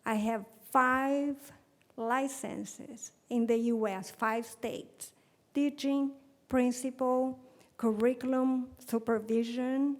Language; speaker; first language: English; non-native, fluent; Portuguese